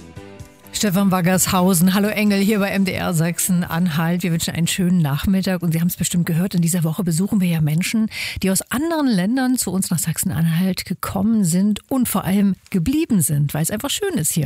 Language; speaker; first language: German; native; German